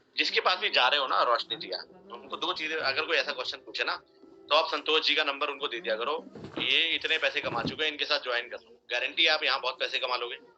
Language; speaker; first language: Hindi; native; Hindi